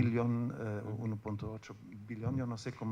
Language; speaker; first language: Spanish; non-native, fluent; German